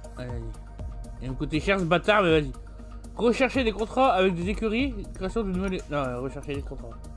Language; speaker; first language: French; native; French